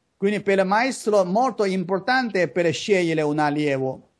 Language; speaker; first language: Italian; non-native, learner; Chinese